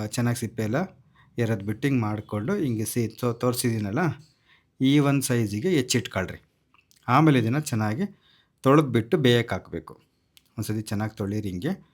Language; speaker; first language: Kannada; native; Kannada